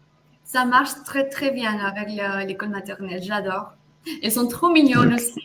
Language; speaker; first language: French; non-native, fluent; Spanish